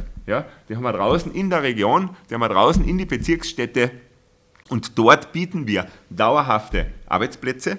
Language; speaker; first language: German; native; German